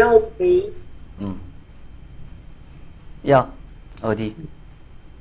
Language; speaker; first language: Chinese; non-native, learner; Korean